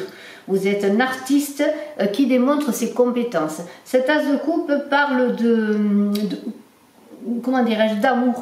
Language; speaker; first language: French; native; French